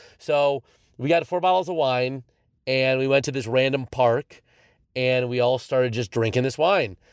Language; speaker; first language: English; native; English